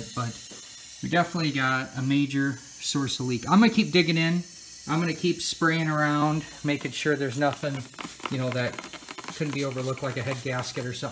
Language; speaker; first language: English; native; English